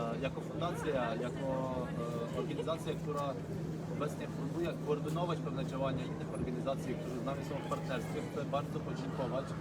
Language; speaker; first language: Polish; non-native, fluent; Ukrainian